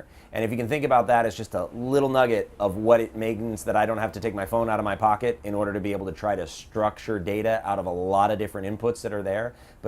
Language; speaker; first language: English; native; English